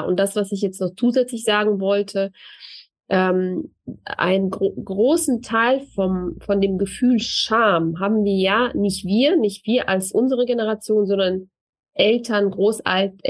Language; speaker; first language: German; early bilingual, other home language; Russian